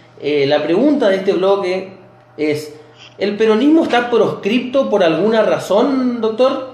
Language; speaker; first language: Spanish; native; Spanish